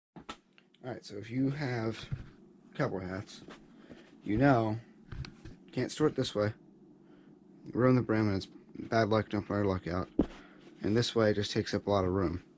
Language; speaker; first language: English; native; English